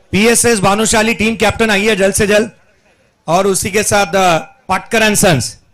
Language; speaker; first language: Hindi; non-native, local second language; Marathi